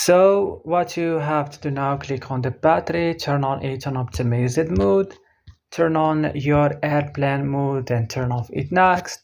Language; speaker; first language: English; non-native, fluent; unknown